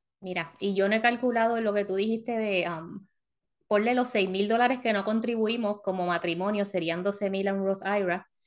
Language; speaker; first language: Spanish; early bilingual, heritage; Spanish